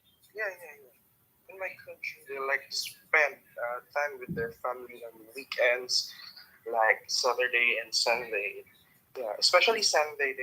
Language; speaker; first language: English; non-native, learner; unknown